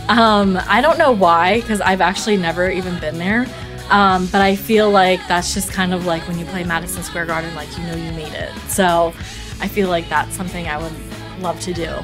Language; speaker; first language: English; native; English